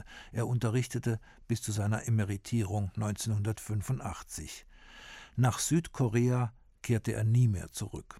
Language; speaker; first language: German; native; German